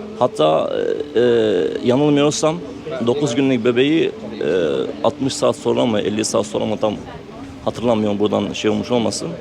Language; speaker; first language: Turkish; native; Turkish